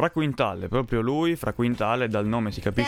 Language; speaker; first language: Italian; native; Italian